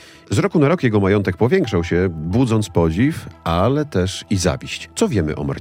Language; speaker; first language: Polish; native; Polish